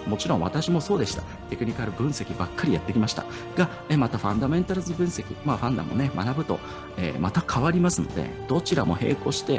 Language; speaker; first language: Japanese; native; Japanese